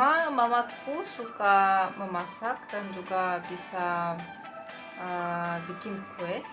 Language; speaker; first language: Indonesian; non-native, learner; Russian